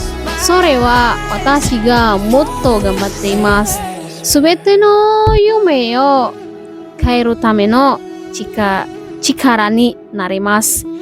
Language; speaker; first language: Japanese; non-native, learner; Indonesian